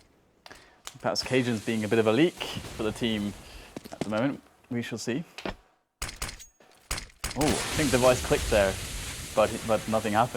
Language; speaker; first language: English; native; English